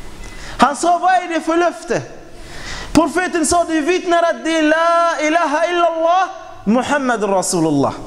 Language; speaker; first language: Swedish; non-native, fluent; Arabic